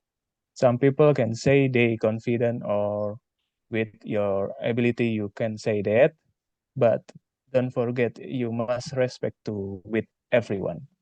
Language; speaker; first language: English; non-native, learner; Indonesian